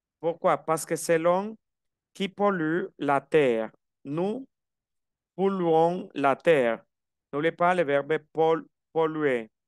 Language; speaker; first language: French; non-native, fluent; Spanish